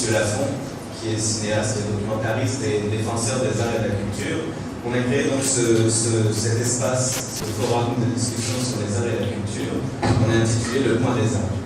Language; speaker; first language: French; native; French